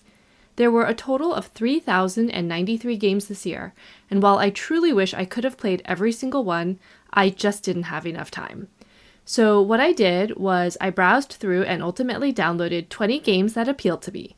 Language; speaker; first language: English; native; English